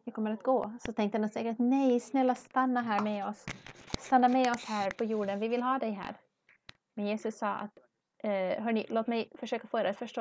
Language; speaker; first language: Swedish; non-native, learner; English